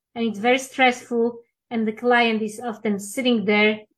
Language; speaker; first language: English; non-native, fluent; Polish